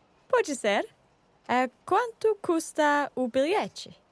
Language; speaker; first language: Portuguese; non-native, learner; English